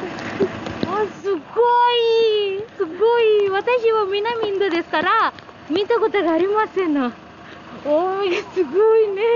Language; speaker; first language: Japanese; non-native, learner; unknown